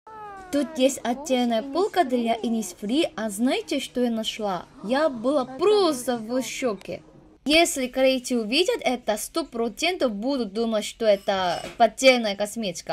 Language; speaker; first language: Russian; non-native, learner; Korean